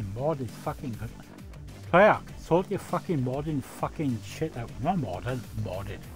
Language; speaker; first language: English; native; English